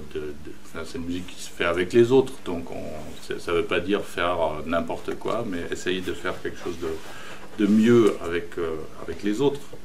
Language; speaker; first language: French; non-native, fluent; German